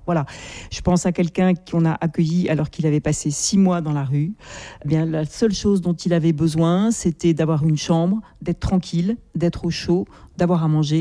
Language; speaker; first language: French; native; French